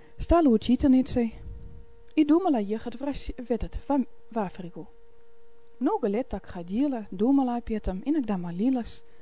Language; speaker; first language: Russian; non-native, fluent; Dutch